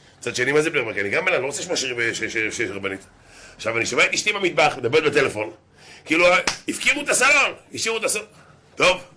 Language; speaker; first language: Hebrew; native; Hebrew